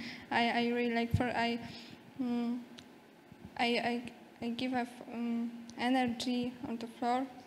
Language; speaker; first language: English; non-native, learner; Polish